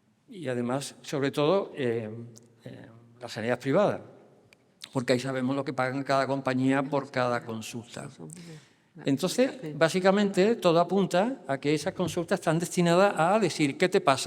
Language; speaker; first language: Spanish; native; Spanish